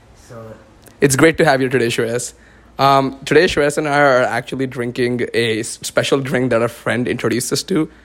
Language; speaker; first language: English; non-native, local second language; Marathi